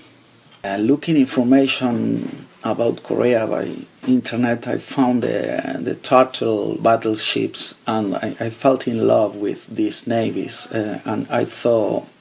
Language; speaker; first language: English; non-native, fluent; Spanish